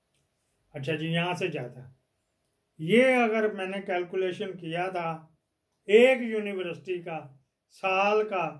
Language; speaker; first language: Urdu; non-native, local second language; Punjabi